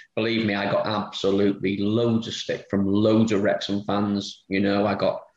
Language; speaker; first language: English; native; English